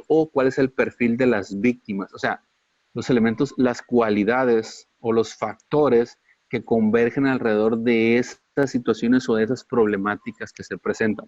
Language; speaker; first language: Spanish; native; Spanish